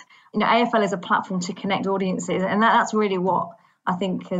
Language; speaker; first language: English; native; English